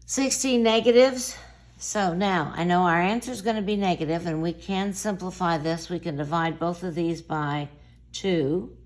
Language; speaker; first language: English; native; English